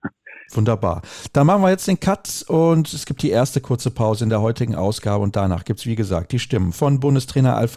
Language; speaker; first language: German; native; German